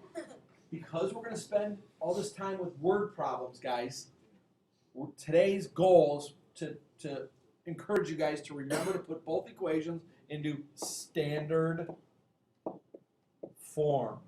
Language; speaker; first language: English; native; English